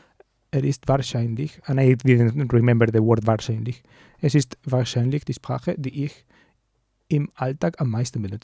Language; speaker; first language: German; non-native, learner; Spanish